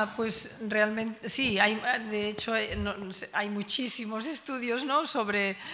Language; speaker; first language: Spanish; non-native, local second language; Catalan